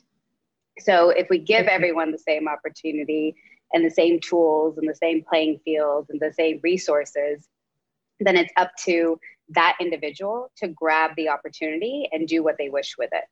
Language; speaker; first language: English; native; English